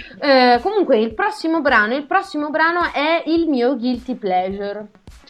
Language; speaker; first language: Italian; native; Italian